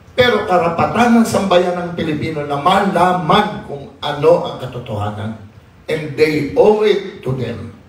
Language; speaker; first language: Filipino; native; Filipino